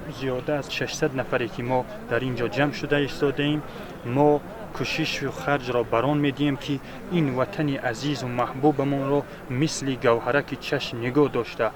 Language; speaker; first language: Tajik; non-native, local second language; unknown